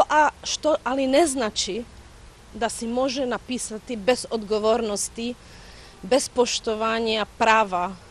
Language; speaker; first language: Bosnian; non-native, fluent; Czech